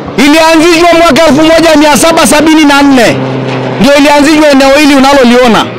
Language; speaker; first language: Swahili; non-native, local second language; Masai